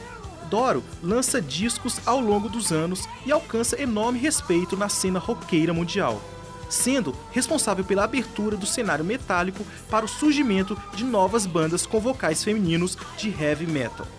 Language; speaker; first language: Portuguese; native; Portuguese